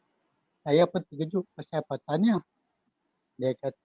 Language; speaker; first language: Malay; native; Malay